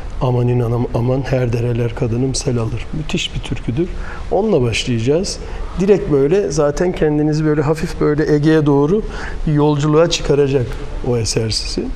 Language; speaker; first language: Turkish; early bilingual, heritage; Turkish